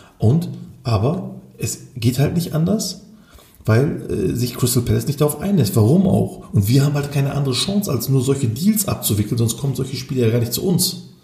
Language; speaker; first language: German; early bilingual, other home language; Turkish